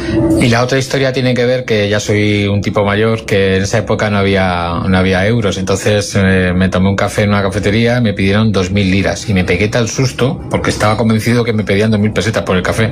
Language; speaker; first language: Spanish; native; Spanish